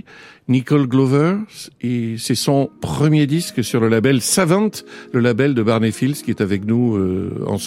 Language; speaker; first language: French; native; French